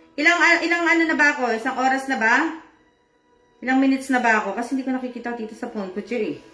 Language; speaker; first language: Filipino; native; Filipino